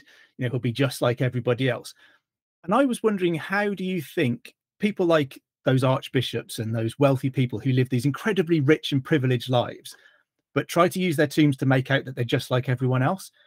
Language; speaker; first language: English; native; English